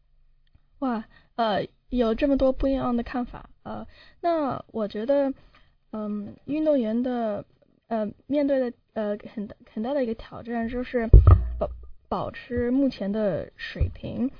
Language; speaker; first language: Chinese; early bilingual, heritage; Chinese